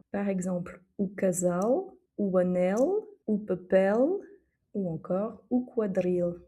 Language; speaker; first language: French; native; French